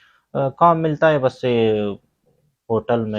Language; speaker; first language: Hindi; non-native, learner; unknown